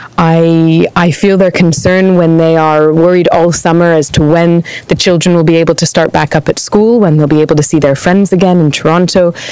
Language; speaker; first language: English; native; English